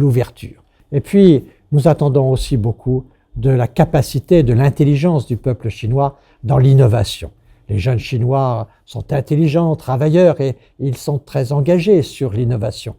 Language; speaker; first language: French; native; French